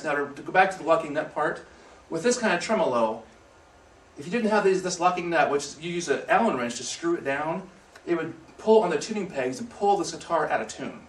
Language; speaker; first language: English; native; English